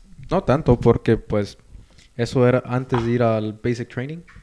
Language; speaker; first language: Spanish; early bilingual, heritage; Spanish